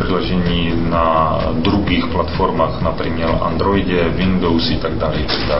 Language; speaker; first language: Russian; non-native, fluent; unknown